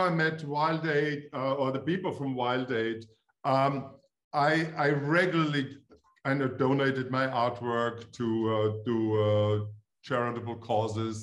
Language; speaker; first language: English; non-native, fluent; German